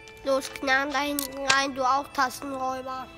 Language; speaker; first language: German; native; German